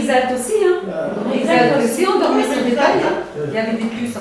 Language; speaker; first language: French; native; French